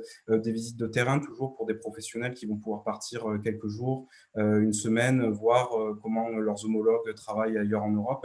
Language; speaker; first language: French; native; French